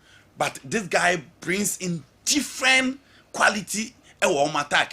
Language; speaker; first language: English; non-native, local second language; Akan